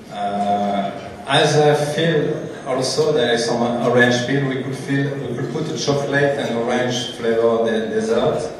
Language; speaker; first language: English; non-native, fluent; French